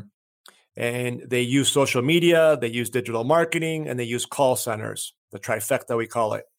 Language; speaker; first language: English; early bilingual, other home language; Greek